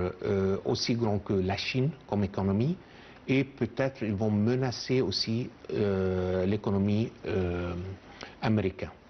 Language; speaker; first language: French; non-native, fluent; Arabic